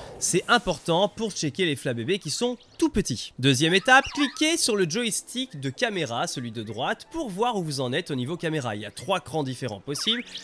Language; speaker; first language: French; native; French